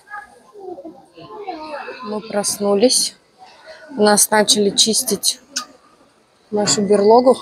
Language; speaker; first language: Russian; native; Russian